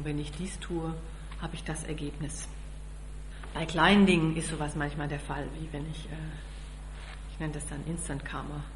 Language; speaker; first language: German; native; German